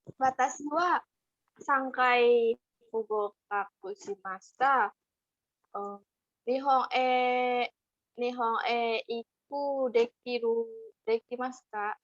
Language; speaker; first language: Japanese; non-native, learner; Indonesian